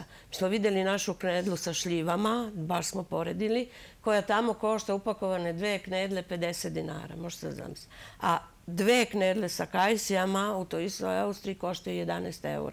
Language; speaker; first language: Serbian; native; Serbian